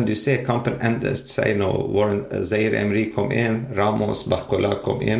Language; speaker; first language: Norwegian; non-native, fluent; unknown